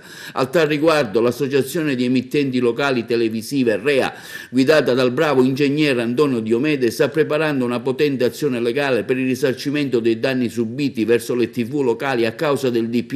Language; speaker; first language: Italian; native; Italian